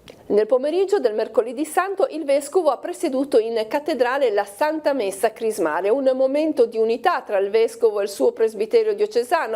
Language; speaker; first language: Italian; native; Italian